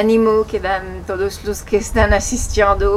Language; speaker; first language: Spanish; non-native, fluent; French